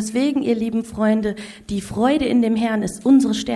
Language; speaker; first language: German; native; German